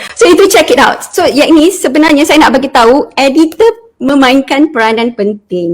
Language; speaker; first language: Malay; native; Malay